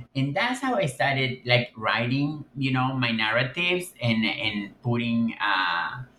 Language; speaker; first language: English; non-native, fluent; Spanish